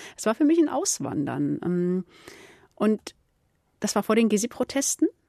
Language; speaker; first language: German; early bilingual, other home language; Turkish